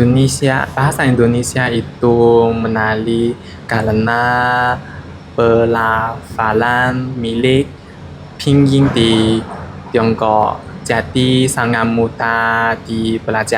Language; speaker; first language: Indonesian; non-native, learner; Chinese